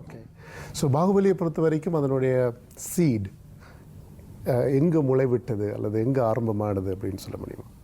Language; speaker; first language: Tamil; native; Tamil